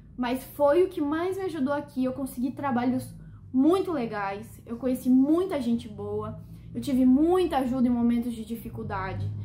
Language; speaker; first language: Portuguese; native; Portuguese